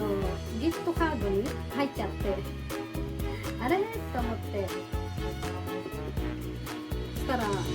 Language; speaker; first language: Japanese; non-native, fluent; Filipino